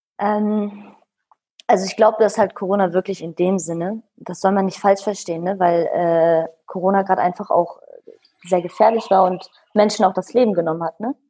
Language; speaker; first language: German; early bilingual, other home language; Kurdish